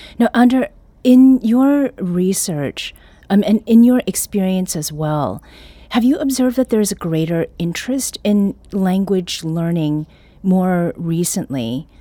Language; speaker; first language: English; early bilingual, other home language; Korean